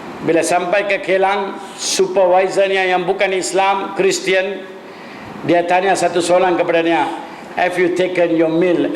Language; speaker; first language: Malay; non-native, local second language; Min Nan Chinese